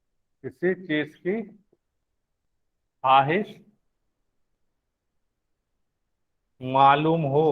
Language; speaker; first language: Urdu; native; Urdu